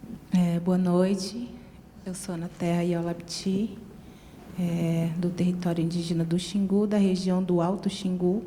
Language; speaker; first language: Portuguese; non-native, local second language; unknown